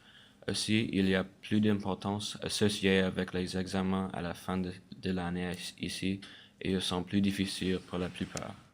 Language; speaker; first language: French; non-native, learner; English